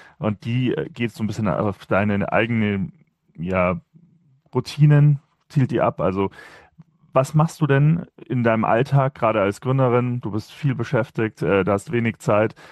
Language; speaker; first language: German; native; German